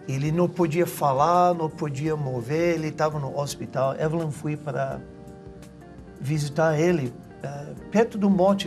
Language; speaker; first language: Portuguese; non-native, fluent; English